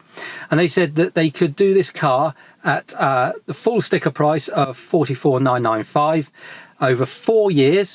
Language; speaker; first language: English; native; English